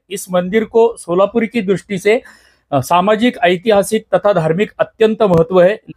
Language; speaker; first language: Hindi; non-native, local second language; Marathi